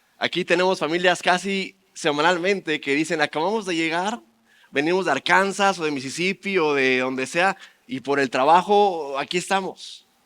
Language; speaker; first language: Spanish; native; Spanish